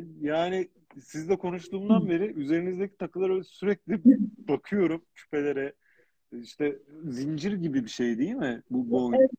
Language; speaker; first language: Turkish; native; Turkish